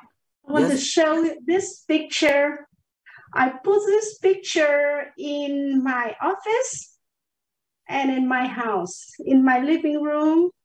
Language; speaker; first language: English; non-native, learner; Vietnamese